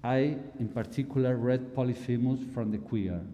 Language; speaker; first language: English; non-native, fluent; Spanish